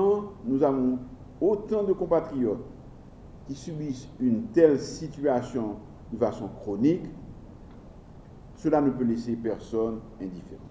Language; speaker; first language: French; non-native, local second language; Haitian Creole